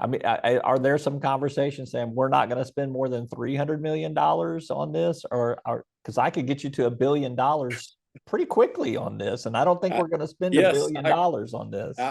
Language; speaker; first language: English; native; English